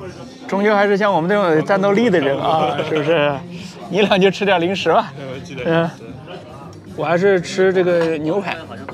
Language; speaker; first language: Chinese; native; Chinese